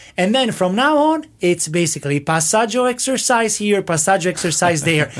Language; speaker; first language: English; non-native, fluent; Italian